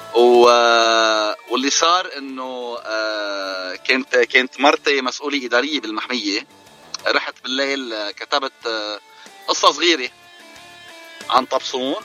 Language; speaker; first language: Arabic; native; Arabic